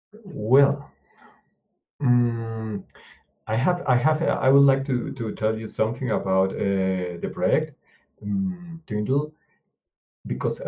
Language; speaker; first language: English; non-native, learner; Spanish